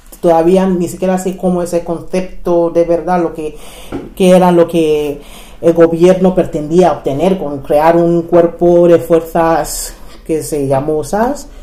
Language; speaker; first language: Spanish; non-native, fluent; English